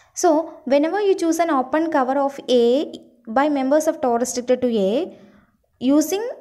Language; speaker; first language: English; non-native, local second language; Malayalam